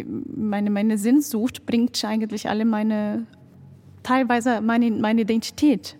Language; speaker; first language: German; non-native, fluent; Portuguese